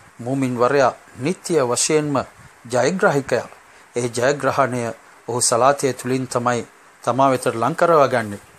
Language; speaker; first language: Sinhala; non-native, local second language; Tamil